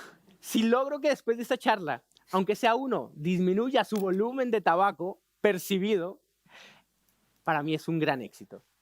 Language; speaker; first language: Spanish; native; Spanish